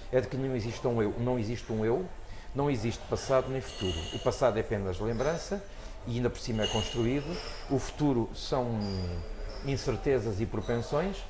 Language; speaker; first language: Portuguese; native; Portuguese